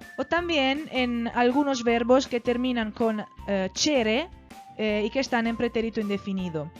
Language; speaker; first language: Spanish; non-native, fluent; Italian